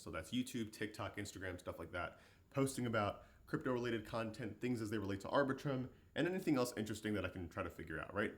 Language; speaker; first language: English; native; English